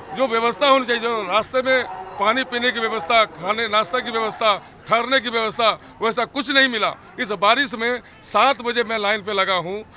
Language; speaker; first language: Hindi; native; Hindi